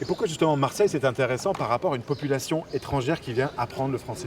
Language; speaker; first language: French; native; French